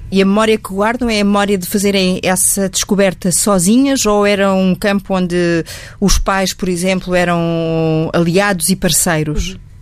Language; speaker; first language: Portuguese; native; Portuguese